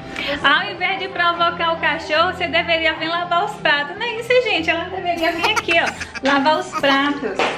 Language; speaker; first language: Portuguese; native; Portuguese